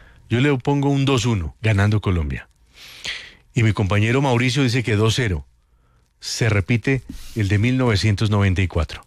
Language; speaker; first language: Spanish; native; Spanish